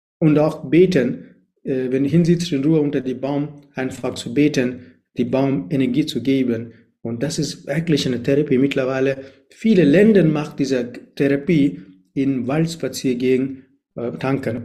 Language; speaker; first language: German; non-native, learner; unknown